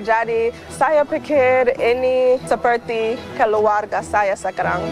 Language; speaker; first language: Indonesian; non-native, fluent; English